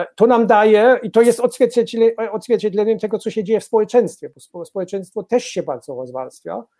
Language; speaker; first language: Polish; non-native, fluent; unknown